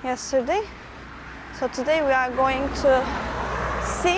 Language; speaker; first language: English; non-native, fluent; Turkish